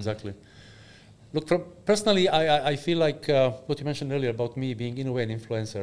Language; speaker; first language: English; non-native, fluent; Bosnian